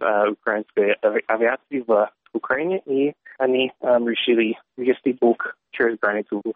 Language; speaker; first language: Russian; non-native, learner; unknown